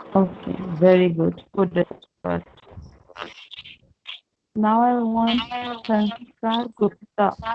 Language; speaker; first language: English; non-native, local second language; Hindi